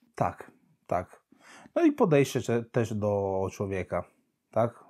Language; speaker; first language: Polish; non-native, fluent; Italian